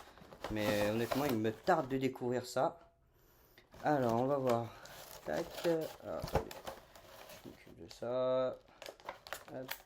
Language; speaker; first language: French; native; French